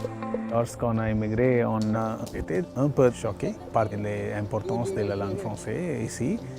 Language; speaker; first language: French; non-native, learner; Tamil